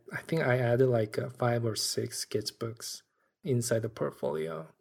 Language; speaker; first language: English; non-native, fluent; Korean